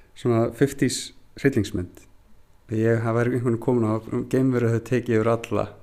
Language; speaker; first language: Icelandic; native; Icelandic